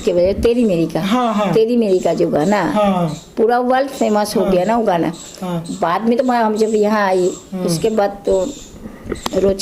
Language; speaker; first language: Hindi; non-native, local second language; Bangla